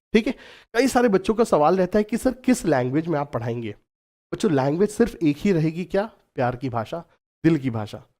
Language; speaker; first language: Hindi; native; Hindi